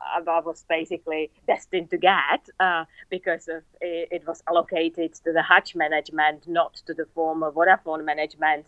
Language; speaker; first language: English; non-native, fluent; Czech